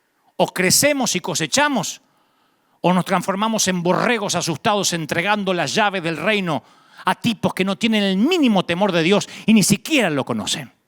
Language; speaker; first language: Spanish; native; Spanish